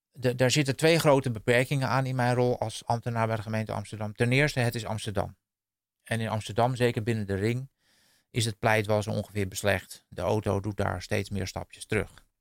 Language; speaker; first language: Dutch; native; Dutch